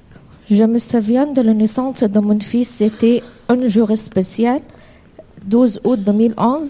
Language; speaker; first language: French; non-native, learner; Arabic